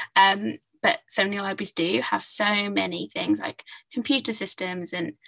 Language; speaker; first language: English; native; English